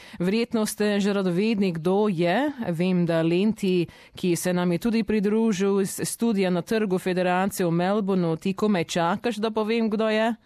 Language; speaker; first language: Slovenian; early bilingual, heritage; Slovenian